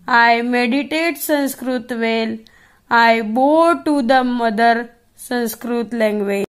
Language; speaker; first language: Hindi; non-native, local second language; Gujarati